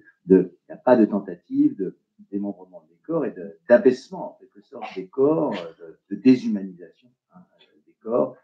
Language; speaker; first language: French; native; French